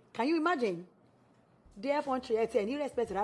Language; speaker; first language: English; non-native, local second language; Yoruba